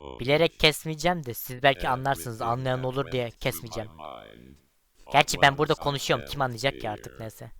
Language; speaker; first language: Turkish; native; Turkish